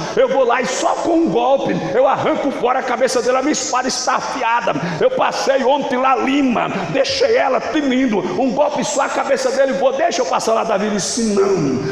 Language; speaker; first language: Portuguese; native; Portuguese